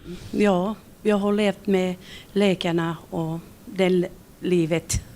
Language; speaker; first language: Swedish; non-native, local second language; Finnish